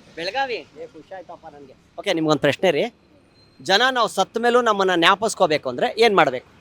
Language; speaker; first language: Kannada; native; Kannada